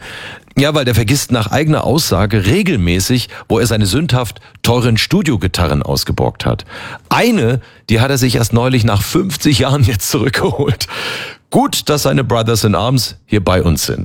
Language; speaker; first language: German; native; German